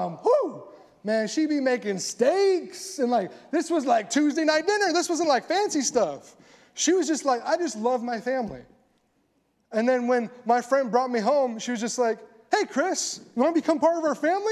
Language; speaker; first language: English; native; English